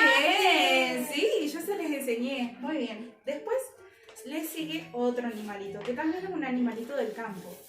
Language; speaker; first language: Spanish; native; Spanish